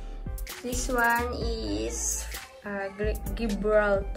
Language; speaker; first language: English; non-native, local second language; Filipino